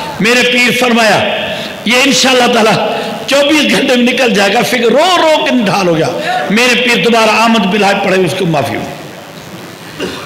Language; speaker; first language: Urdu; non-native, local second language; Sindhi